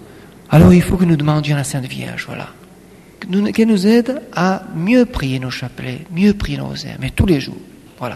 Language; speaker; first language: French; native; French